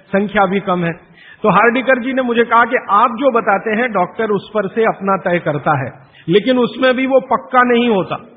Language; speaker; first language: Hindi; native; Hindi